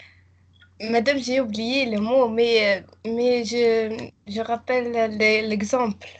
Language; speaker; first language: French; non-native, learner; Arabic